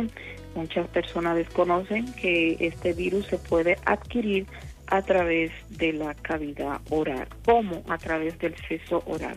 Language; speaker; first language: Spanish; native; Spanish